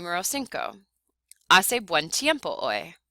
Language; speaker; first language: Spanish; non-native, fluent; English